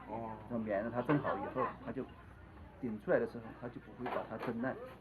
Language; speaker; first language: Chinese; native; Chinese